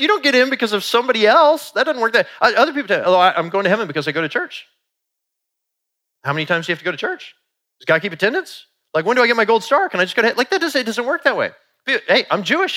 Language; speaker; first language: English; native; English